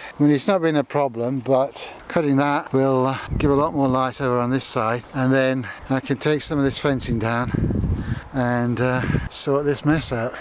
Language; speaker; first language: English; native; English